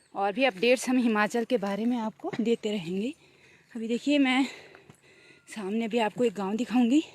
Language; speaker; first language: Hindi; non-native, local second language; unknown